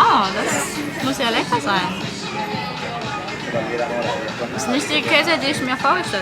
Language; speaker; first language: German; non-native, fluent; Korean